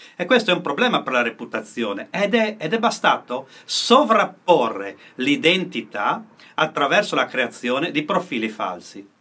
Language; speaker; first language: Italian; native; Italian